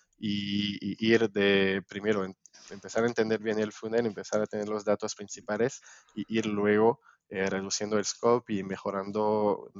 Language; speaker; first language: Spanish; non-native, fluent; French